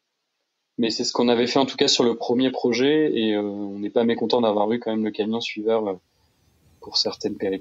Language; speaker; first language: French; native; French